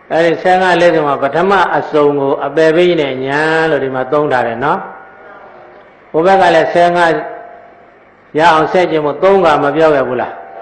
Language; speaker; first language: Burmese; native; Burmese